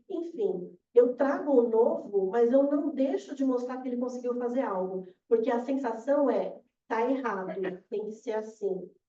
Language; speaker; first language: Portuguese; native; Portuguese